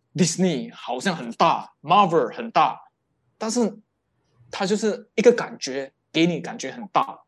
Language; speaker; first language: Chinese; native; Chinese